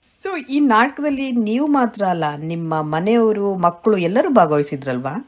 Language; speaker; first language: Kannada; native; Kannada